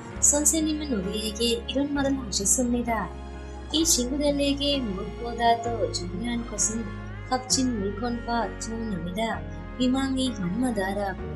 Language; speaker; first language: Korean; non-native, learner; Sinhala